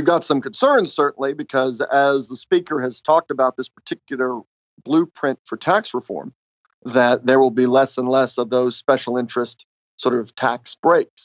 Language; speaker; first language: English; native; English